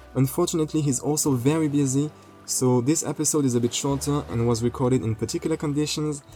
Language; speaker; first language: English; non-native, fluent; French